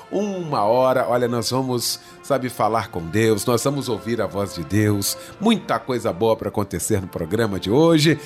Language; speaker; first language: Portuguese; native; Portuguese